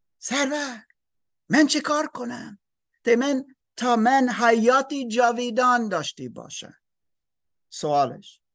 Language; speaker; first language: Persian; non-native, learner; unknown